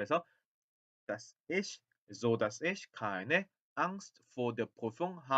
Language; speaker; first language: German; non-native, fluent; Korean